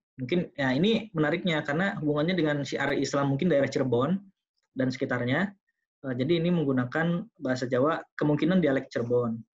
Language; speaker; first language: Indonesian; non-native, local second language; Sundanese